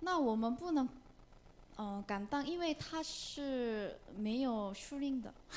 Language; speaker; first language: Chinese; non-native, learner; Korean